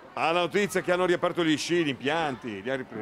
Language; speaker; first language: Italian; native; Italian